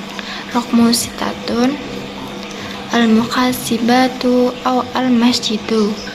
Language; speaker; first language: Arabic; non-native, learner; Indonesian